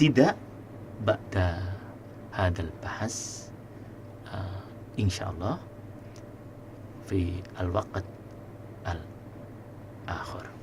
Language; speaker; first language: Arabic; non-native, fluent; Indonesian